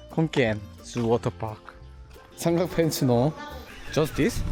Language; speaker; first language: English; non-native, learner; Korean